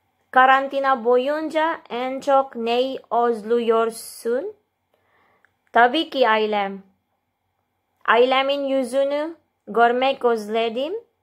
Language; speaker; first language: Turkish; non-native, learner; Indonesian